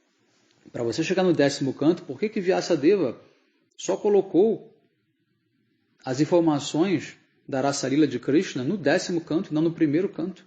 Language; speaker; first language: Portuguese; native; Portuguese